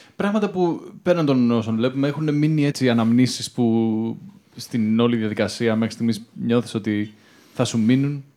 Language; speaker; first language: Greek; native; Greek